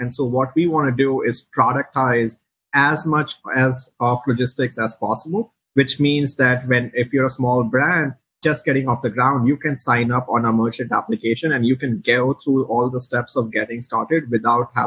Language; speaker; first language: English; non-native, local second language; Hindi